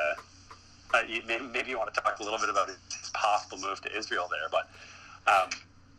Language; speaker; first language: English; native; English